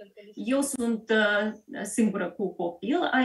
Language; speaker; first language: Romanian; early bilingual, heritage; Romanian